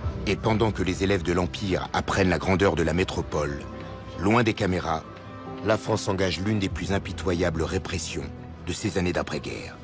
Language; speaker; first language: French; native; French